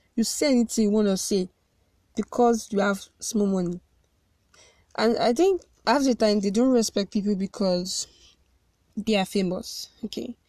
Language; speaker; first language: English; non-native, local second language; Yoruba